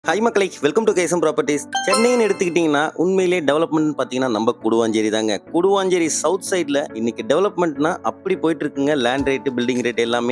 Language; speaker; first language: Tamil; native; Tamil